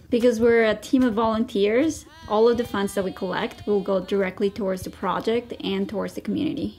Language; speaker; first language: English; non-native, fluent; Spanish